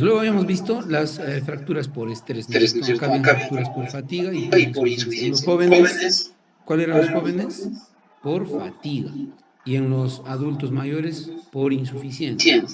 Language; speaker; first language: Spanish; native; Spanish